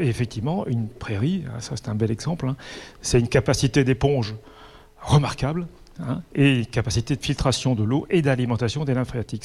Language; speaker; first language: French; native; French